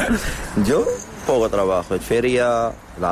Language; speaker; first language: Spanish; non-native, learner; Arabic